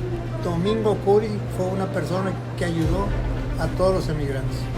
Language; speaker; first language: Spanish; non-native, local second language; Arabic